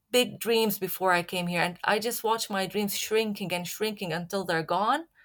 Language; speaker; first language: English; non-native, fluent; Arabic